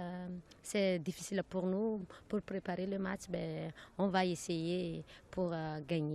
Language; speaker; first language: French; non-native, local second language; Malagasy